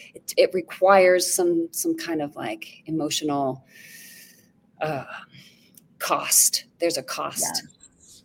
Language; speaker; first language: English; native; English